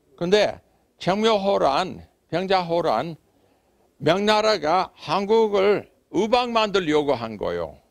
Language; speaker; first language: Korean; non-native, fluent; English